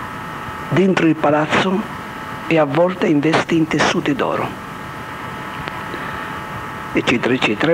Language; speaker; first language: Italian; native; Italian